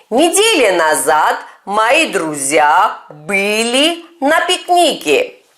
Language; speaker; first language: Russian; non-native, fluent; Turkish